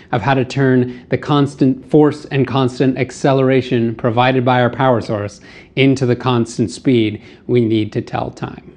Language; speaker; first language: English; native; English